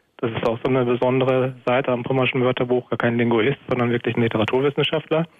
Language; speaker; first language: German; native; German